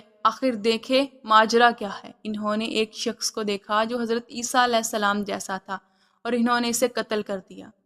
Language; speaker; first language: Urdu; native; Urdu